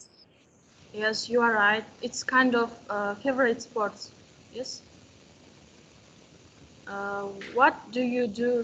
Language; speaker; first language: English; non-native, learner; Kazakh